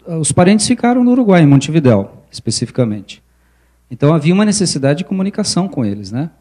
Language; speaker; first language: Portuguese; early bilingual, other home language; Spanish